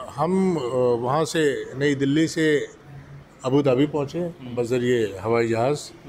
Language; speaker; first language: Urdu; native; Urdu